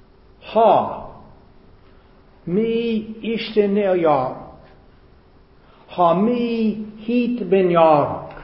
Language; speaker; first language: Hungarian; non-native, fluent; English